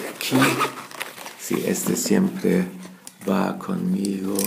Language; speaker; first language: Spanish; non-native, learner; German